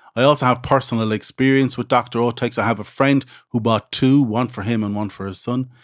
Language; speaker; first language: English; native; English